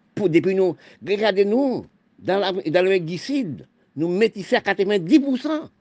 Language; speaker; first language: French; non-native, local second language; Haitian Creole